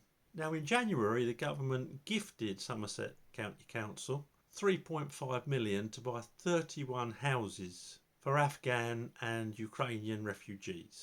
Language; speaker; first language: English; native; English